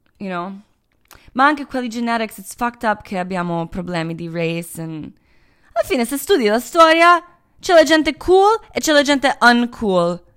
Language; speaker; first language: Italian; non-native, fluent; Croatian